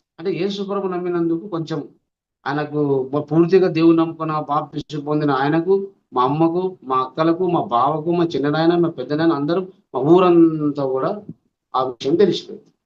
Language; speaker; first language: Telugu; non-native, local second language; Lambadi